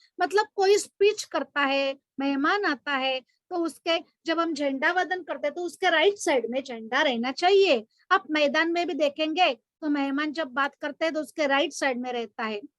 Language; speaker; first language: Hindi; non-native, local second language; Marathi